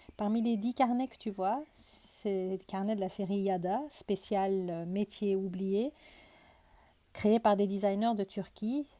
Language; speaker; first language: French; early bilingual, other home language; Turkish